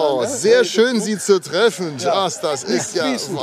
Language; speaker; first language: German; native; German